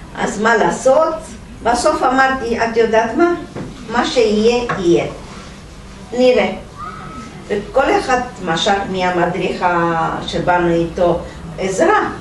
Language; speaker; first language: Hebrew; non-native, fluent; Romanian